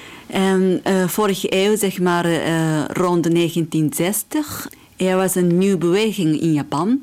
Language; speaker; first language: Dutch; non-native, fluent; Japanese